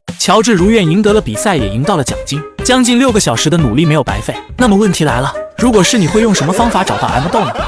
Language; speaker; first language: Chinese; native; Chinese